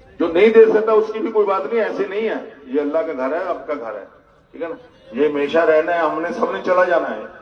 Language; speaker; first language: Urdu; non-native, local second language; Punjabi